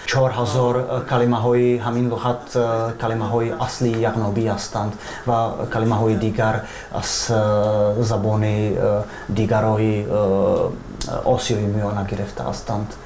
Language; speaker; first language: Persian; non-native, fluent; Czech